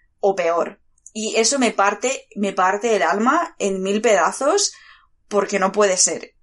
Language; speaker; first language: Spanish; early bilingual, other home language; Bulgarian